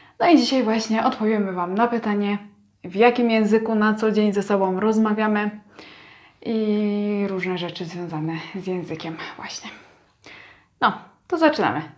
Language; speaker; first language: Polish; native; Polish